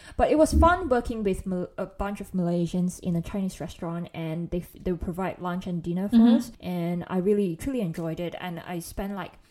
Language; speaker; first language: English; non-native, local second language; Chinese